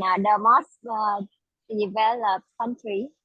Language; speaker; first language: English; non-native, learner; Vietnamese